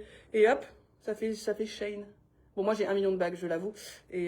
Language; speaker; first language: French; native; French